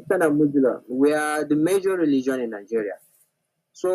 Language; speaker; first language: English; non-native, local second language; Hausa